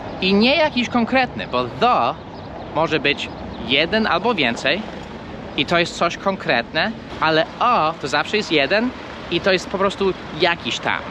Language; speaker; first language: Polish; non-native, fluent; English